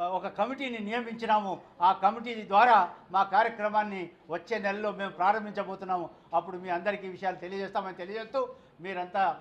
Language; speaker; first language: Telugu; non-native, local second language; Lambadi